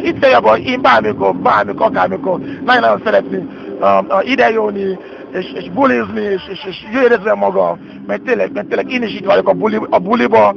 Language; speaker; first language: Hungarian; non-native, learner; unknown